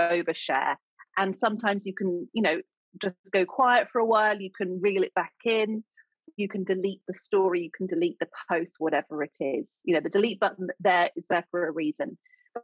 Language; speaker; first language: English; native; English